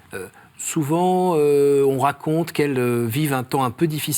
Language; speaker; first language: French; native; French